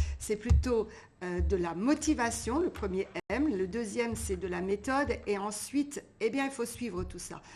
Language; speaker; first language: French; early bilingual, other home language; Portuguese